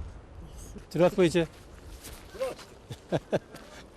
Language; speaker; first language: Russian; non-native, learner; Korean